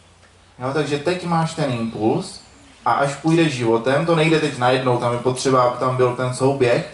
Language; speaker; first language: Czech; native; Czech